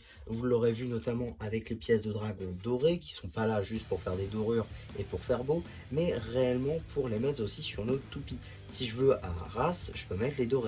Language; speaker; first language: French; native; French